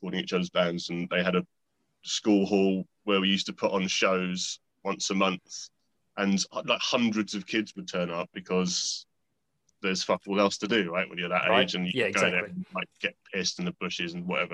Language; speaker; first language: English; native; English